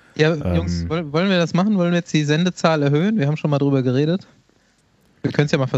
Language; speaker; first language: German; native; German